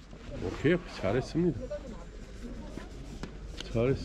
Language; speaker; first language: Korean; non-native, learner; Uzbek